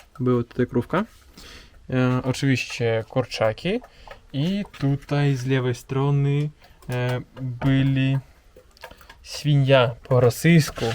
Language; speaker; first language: Polish; non-native, learner; Russian